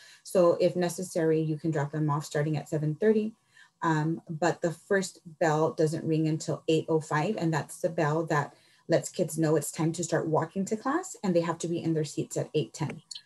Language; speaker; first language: English; early bilingual, other home language; Spanish